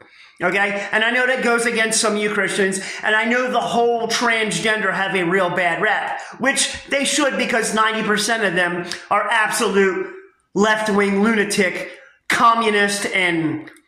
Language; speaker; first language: English; native; English